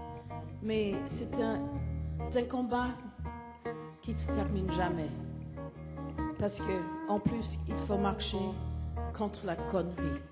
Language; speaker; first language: French; non-native, fluent; English